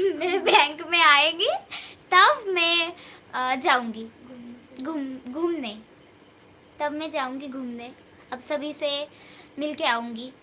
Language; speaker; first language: Hindi; non-native, local second language; Bangla